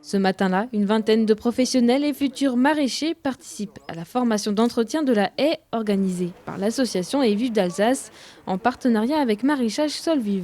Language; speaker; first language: French; native; French